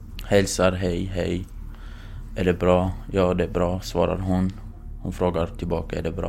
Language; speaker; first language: Swedish; non-native, fluent; Kurdish